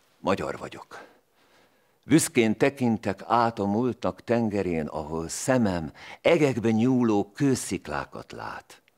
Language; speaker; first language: Hungarian; native; Hungarian